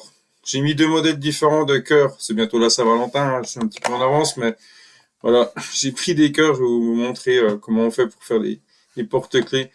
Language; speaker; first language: French; native; French